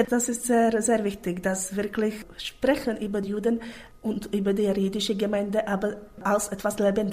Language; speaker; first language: German; non-native, fluent; Czech